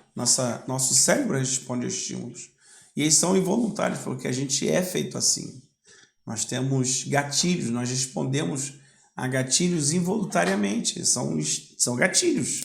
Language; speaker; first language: Portuguese; native; Portuguese